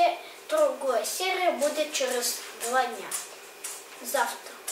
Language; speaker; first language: Russian; early bilingual, heritage; Russian